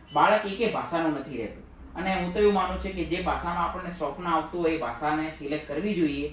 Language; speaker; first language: Gujarati; native; Gujarati